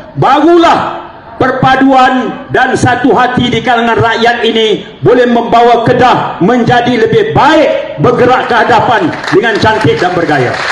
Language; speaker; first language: Malay; native; Malay